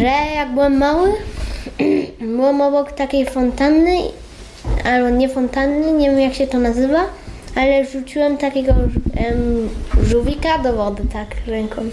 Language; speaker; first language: Polish; early bilingual, heritage; Polish